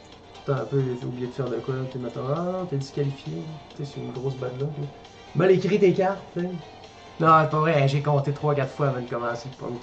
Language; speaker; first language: French; native; French